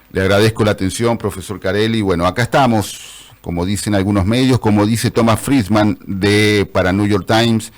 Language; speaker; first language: Spanish; native; Spanish